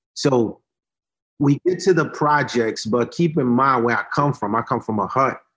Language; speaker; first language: English; early bilingual, other home language; Haitian Creole